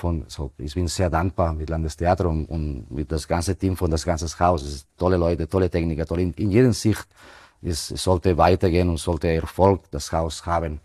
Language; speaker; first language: German; non-native, fluent; Spanish